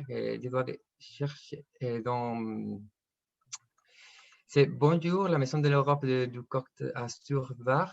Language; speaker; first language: French; non-native, fluent; Spanish